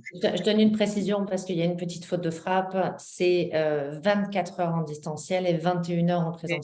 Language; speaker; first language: French; native; French